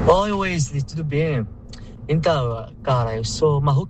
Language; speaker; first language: Portuguese; non-native, learner; Arabic